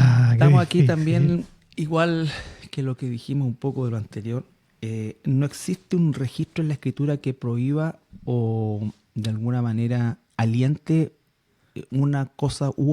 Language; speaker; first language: Spanish; native; Spanish